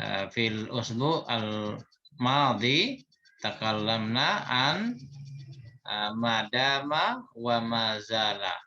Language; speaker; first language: Arabic; non-native, fluent; Indonesian